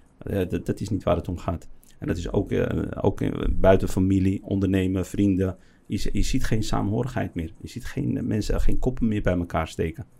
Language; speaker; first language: Dutch; early bilingual, other home language; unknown